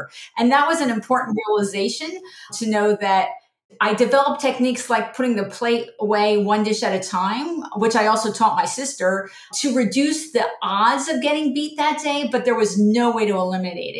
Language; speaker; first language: English; native; English